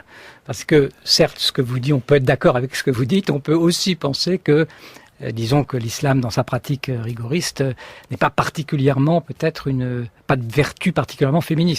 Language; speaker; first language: French; native; French